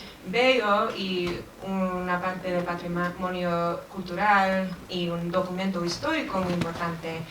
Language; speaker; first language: Spanish; non-native, fluent; English